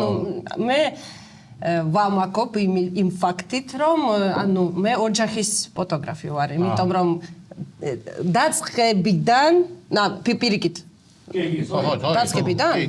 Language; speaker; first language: Georgian; non-native, fluent; Russian